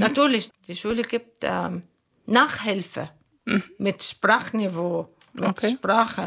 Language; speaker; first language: German; non-native, learner; Arabic